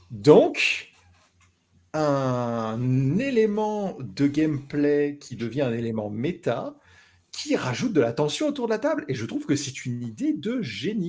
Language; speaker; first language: French; native; French